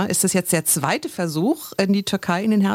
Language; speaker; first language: German; native; German